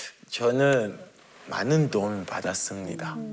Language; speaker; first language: Korean; non-native, fluent; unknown